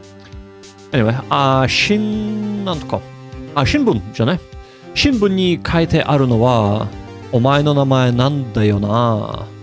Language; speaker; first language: Japanese; non-native, learner; English